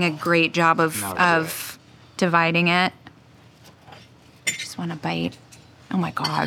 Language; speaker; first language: English; native; English